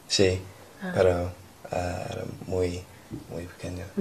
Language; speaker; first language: Spanish; non-native, learner; English